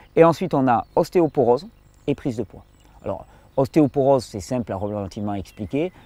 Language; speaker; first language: French; native; French